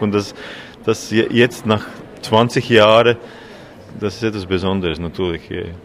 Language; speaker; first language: German; non-native, learner; Latvian